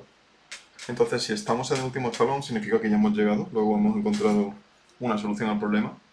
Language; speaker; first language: Spanish; native; Spanish